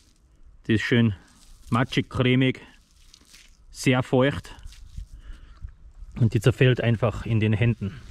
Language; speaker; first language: German; native; German